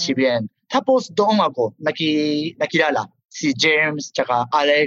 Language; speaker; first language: Filipino; non-native, learner; Japanese